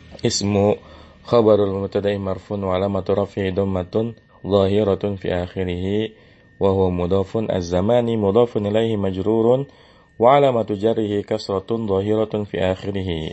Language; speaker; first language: Arabic; non-native, fluent; Indonesian